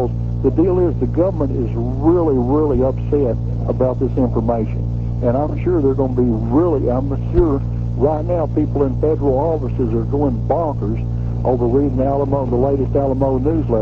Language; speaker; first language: English; native; English